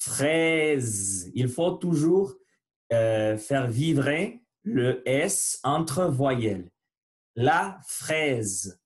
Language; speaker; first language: French; non-native, learner; Spanish